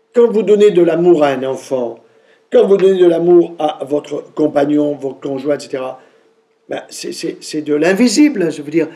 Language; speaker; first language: French; native; French